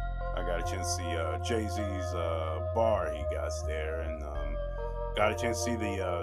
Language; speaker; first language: English; native; English